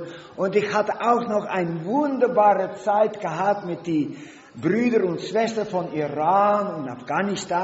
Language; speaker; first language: German; non-native, learner; Dutch